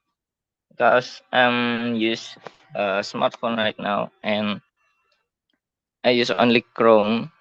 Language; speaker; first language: English; non-native, learner; Indonesian